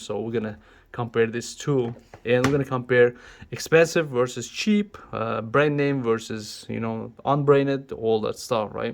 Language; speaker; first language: English; non-native, local second language; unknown